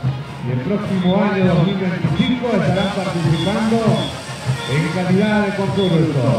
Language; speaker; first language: Spanish; native; Spanish